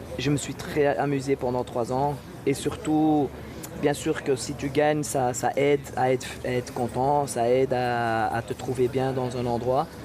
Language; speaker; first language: French; non-native, local second language; Dutch